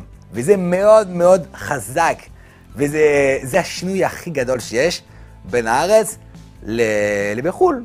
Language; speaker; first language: Hebrew; non-native, fluent; French